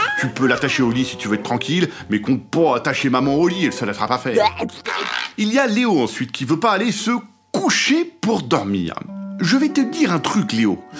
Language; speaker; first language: French; native; French